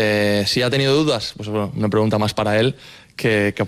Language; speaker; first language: Spanish; native; Spanish